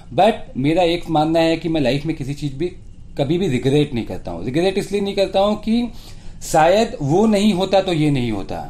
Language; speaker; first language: Hindi; native; Hindi